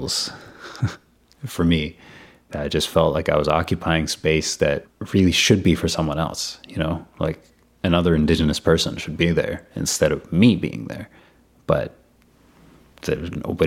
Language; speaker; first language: English; non-native, local second language; Urdu